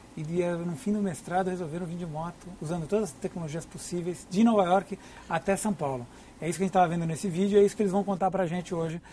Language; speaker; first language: Portuguese; native; Portuguese